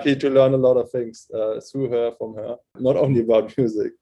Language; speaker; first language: English; non-native, fluent; German